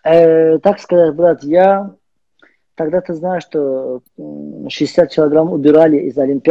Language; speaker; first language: Russian; non-native, learner; Azerbaijani